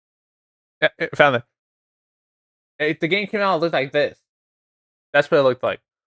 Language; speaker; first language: English; native; English